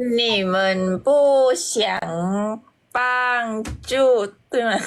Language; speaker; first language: Chinese; non-native, learner; Thai